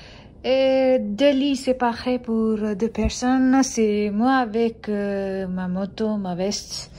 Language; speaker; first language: French; non-native, learner; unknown